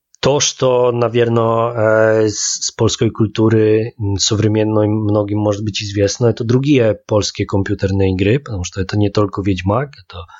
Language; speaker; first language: Polish; non-native, learner; Russian